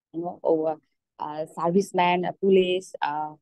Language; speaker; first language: English; non-native, local second language; Bangla